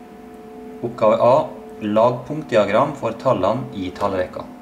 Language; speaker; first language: Norwegian; native; Norwegian